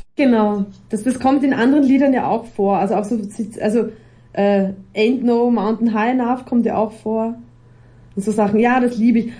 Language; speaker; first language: German; native; German